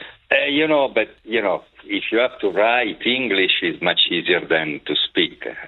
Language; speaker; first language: English; non-native, fluent; Italian